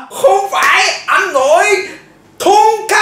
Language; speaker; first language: Vietnamese; non-native, learner; Japanese